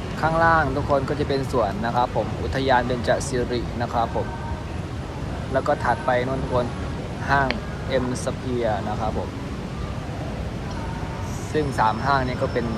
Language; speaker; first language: Thai; native; Thai